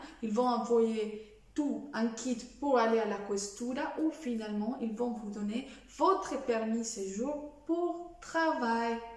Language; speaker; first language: French; non-native, fluent; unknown